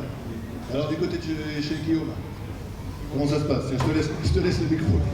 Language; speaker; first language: French; native; French